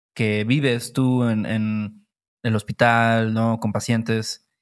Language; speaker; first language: Spanish; native; Spanish